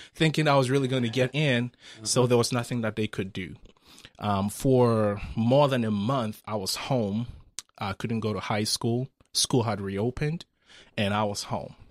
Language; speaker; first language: English; non-native, local second language; Akan